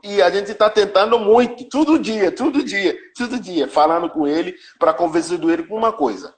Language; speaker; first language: Portuguese; non-native, learner; Yoruba